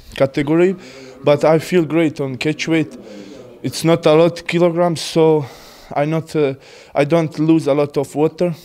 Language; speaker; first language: English; non-native, learner; Bosnian